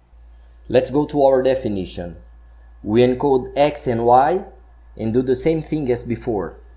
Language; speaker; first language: English; non-native, fluent; Portuguese